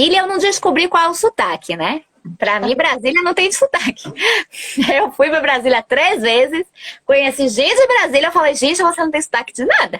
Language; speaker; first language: Portuguese; early bilingual, other home language; Spanish